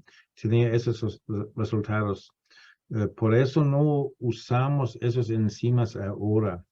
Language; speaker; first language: Spanish; non-native, fluent; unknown